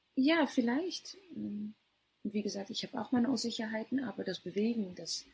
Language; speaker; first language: German; non-native, fluent; Dutch